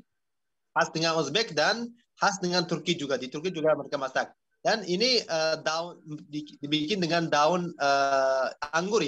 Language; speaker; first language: Indonesian; non-native, fluent; Uzbek